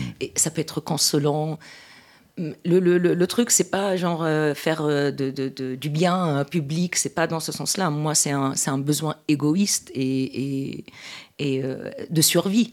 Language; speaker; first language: French; non-native, local second language; Arabic